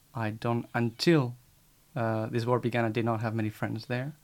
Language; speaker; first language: English; non-native, fluent; Spanish